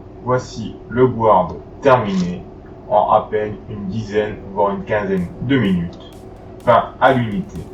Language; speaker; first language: French; native; French